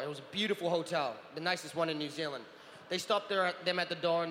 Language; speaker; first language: English; native; English